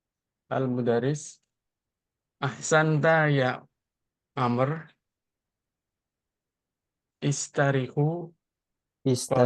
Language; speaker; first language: Arabic; non-native, learner; Indonesian